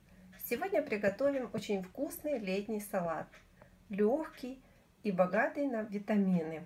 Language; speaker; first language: Russian; native; Russian